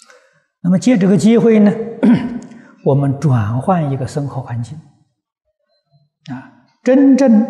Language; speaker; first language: Chinese; native; Chinese